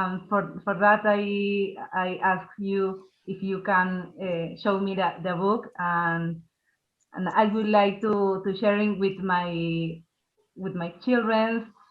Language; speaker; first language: English; non-native, learner; Spanish